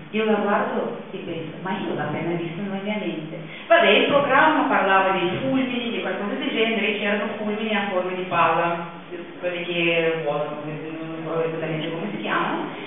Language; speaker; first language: Italian; non-native, fluent; Russian